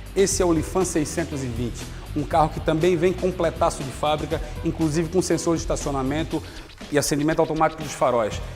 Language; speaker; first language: Portuguese; native; Portuguese